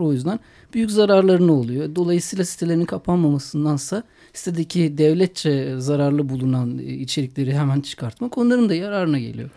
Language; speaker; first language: Turkish; native; Turkish